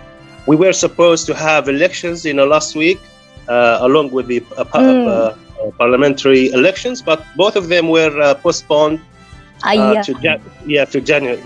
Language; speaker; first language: English; non-native, fluent; Arabic